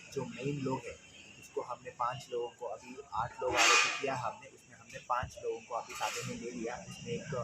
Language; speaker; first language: Hindi; non-native, local second language; Marathi